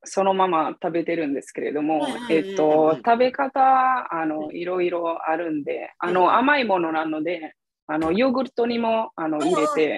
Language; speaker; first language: Japanese; non-native, fluent; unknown